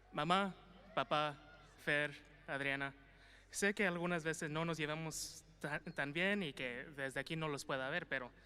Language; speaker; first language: Spanish; early bilingual, heritage; Spanish